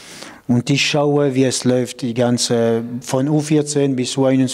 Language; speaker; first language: German; non-native, local second language; French